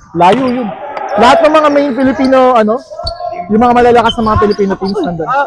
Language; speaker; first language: Filipino; native; Filipino